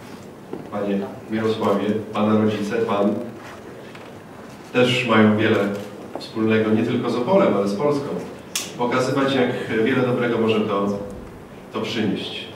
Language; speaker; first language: Polish; native; Polish